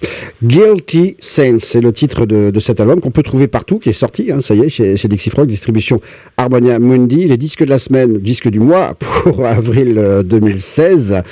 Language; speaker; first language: French; native; French